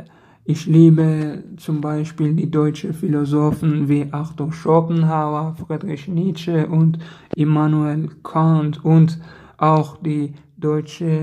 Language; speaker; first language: German; non-native, learner; Persian